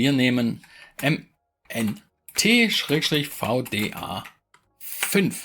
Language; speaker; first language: German; native; German